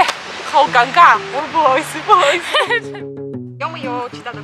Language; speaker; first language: Chinese; non-native, learner; Russian